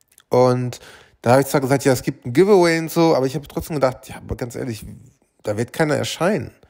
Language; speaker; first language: German; native; German